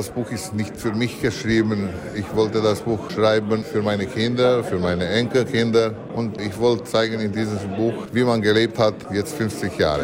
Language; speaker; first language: German; early bilingual, heritage; German